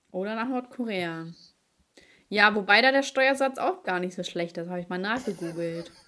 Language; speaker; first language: German; early bilingual, other home language; Ukrainian